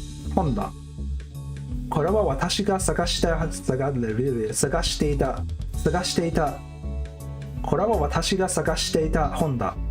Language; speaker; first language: Japanese; non-native, learner; English